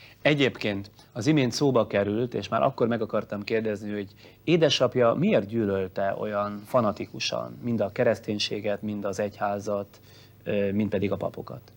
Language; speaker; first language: Hungarian; native; Hungarian